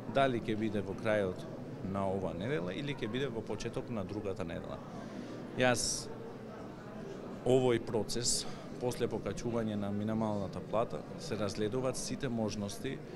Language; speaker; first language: Macedonian; non-native, local second language; Albanian